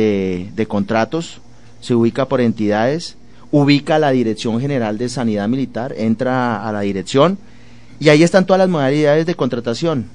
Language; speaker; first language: Spanish; native; Spanish